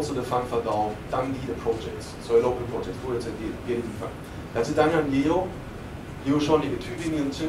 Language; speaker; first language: Chinese; non-native, fluent; German